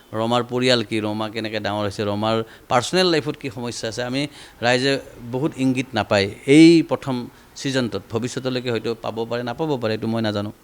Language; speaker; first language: Assamese; native; Assamese